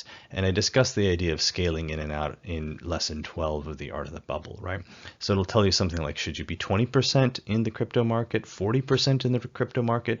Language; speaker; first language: English; native; English